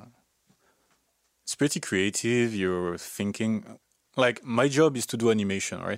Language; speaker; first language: English; non-native, fluent; French